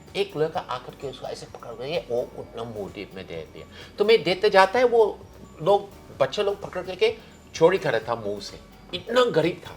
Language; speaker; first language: Hindi; non-native, fluent; English